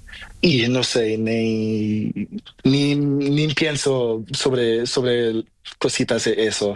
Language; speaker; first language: Spanish; non-native, learner; Portuguese